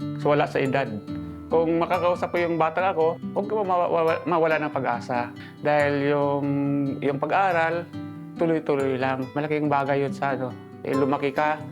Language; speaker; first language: Filipino; native; Filipino